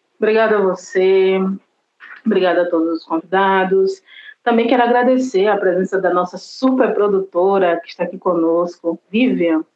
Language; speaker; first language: Portuguese; native; Portuguese